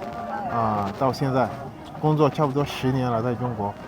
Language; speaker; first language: Chinese; non-native, fluent; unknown